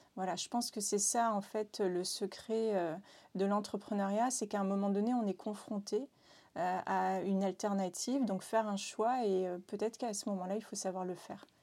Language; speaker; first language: French; native; French